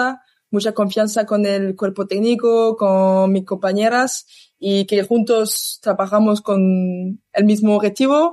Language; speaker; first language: Spanish; non-native, learner; French